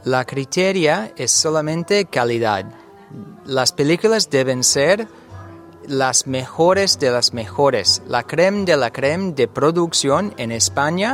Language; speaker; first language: Spanish; non-native, learner; English